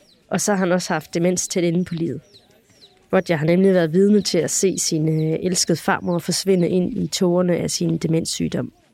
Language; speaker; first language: Danish; native; Danish